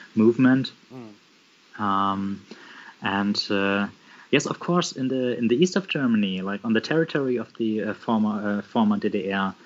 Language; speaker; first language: English; non-native, fluent; German